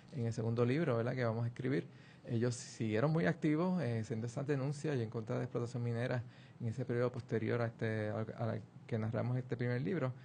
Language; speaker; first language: Spanish; native; Spanish